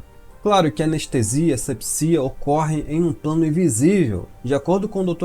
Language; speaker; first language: Portuguese; native; Portuguese